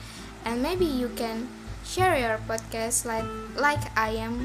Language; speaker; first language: English; non-native, learner; Indonesian